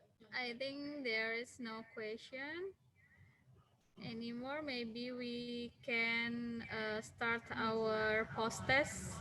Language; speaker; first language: English; non-native, local second language; Indonesian